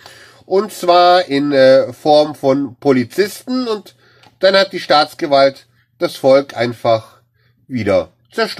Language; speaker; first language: German; native; German